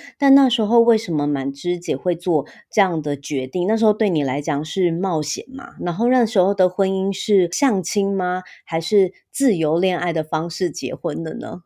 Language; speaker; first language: Chinese; native; Chinese